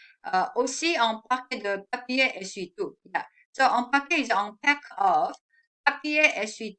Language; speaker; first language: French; non-native, fluent; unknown